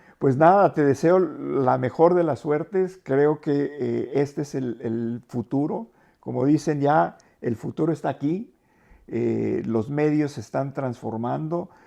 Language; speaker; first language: Spanish; native; Spanish